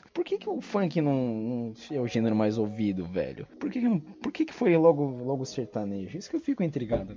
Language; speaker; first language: Portuguese; native; Portuguese